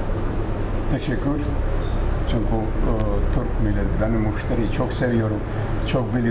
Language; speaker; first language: Turkish; non-native, learner; Bosnian